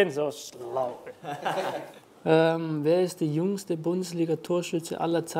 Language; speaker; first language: German; non-native, fluent; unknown